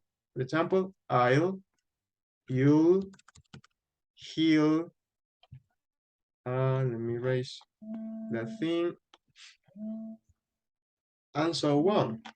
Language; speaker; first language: English; non-native, fluent; Spanish